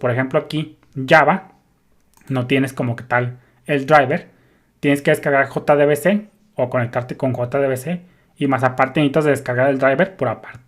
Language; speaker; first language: Spanish; native; Spanish